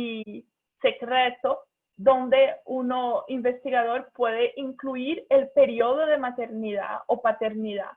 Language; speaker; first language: Spanish; non-native, fluent; Portuguese